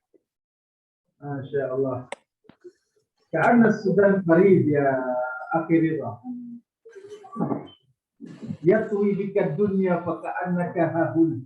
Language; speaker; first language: Arabic; non-native, fluent; Indonesian